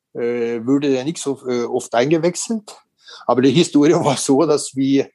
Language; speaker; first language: German; non-native, fluent; Norwegian